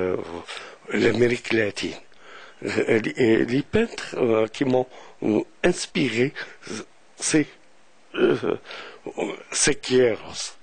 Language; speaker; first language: French; non-native, local second language; Arabic